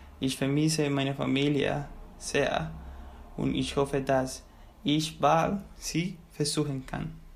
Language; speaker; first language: German; non-native, learner; Spanish